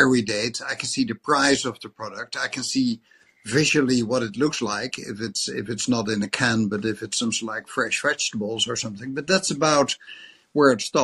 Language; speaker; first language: English; non-native, fluent; Dutch